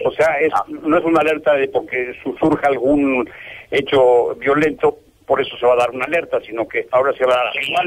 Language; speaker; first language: Spanish; native; Spanish